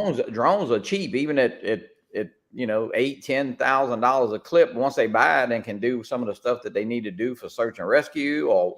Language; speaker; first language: English; native; English